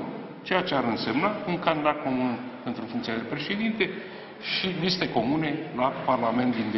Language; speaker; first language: Romanian; native; Romanian